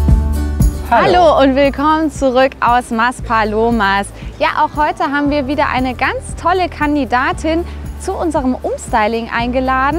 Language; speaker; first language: German; native; German